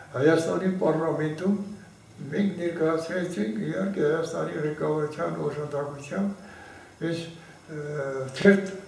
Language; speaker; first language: Armenian; non-native, local second language; Kurdish